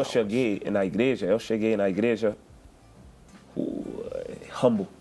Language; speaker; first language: Portuguese; non-native, learner; English